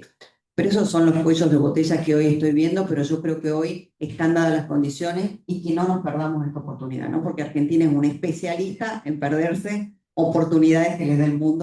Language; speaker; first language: Spanish; native; Spanish